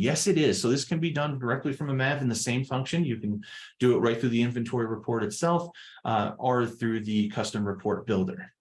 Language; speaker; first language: English; native; English